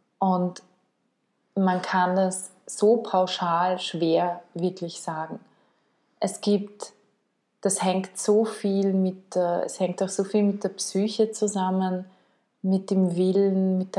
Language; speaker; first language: German; native; German